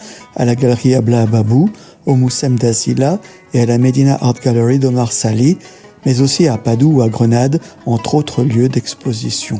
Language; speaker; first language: French; native; French